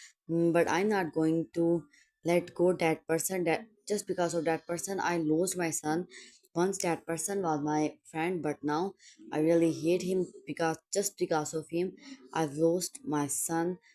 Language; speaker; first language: English; non-native, local second language; Urdu